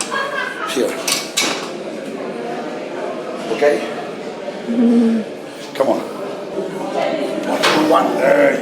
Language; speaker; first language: English; non-native, learner; Italian